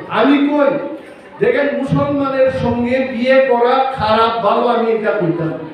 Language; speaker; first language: Bangla; non-native, local second language; Kok Borok